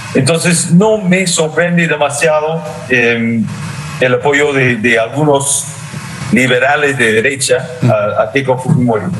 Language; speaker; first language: Spanish; non-native, fluent; English